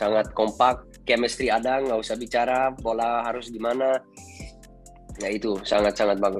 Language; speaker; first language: Indonesian; non-native, fluent; Dutch